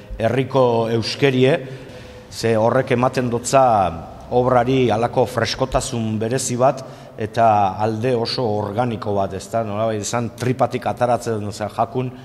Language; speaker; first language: Basque; native; Basque